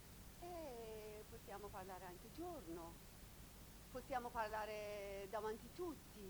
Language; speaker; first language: Italian; non-native, learner; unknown